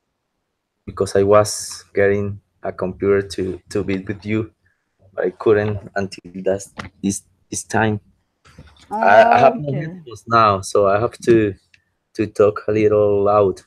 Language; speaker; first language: English; non-native, learner; Spanish